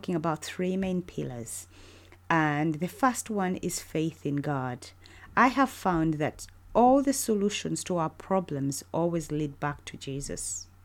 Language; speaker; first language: English; non-native, local second language; Ganda